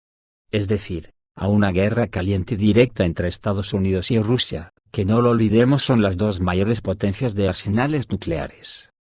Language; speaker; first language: Spanish; native; Spanish